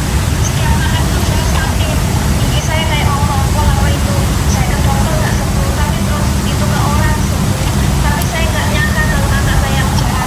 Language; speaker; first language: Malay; non-native, local second language; Javanese